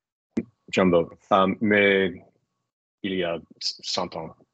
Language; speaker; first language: French; non-native, learner; English